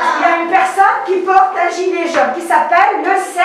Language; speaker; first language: French; non-native, local second language; Arabic